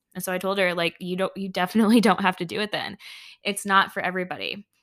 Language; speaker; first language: English; native; English